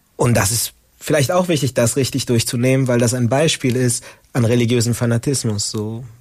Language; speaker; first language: German; non-native, fluent; Spanish